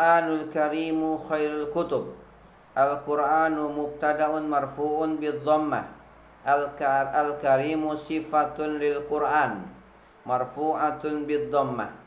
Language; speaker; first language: Arabic; non-native, fluent; Indonesian